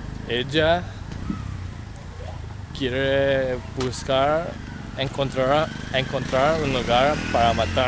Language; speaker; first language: Spanish; non-native, learner; English